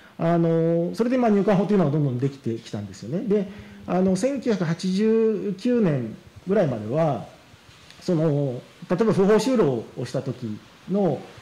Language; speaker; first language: Japanese; native; Japanese